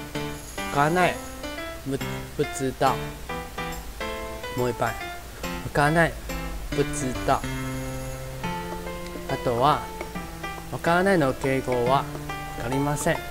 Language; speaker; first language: Japanese; non-native, learner; Chinese